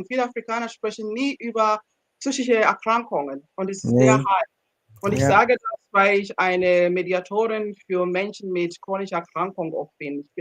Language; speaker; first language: German; non-native, fluent; Ganda